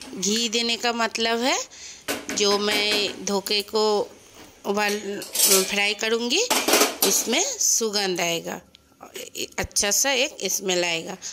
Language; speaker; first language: Hindi; non-native, local second language; Bangla